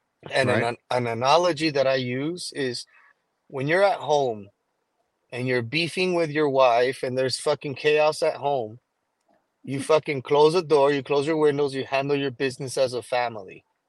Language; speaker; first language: English; early bilingual, other home language; Spanish